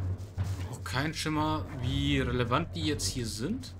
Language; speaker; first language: German; native; German